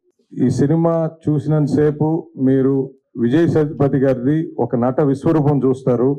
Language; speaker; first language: Telugu; native; Telugu